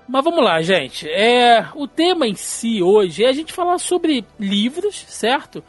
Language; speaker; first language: Portuguese; native; Portuguese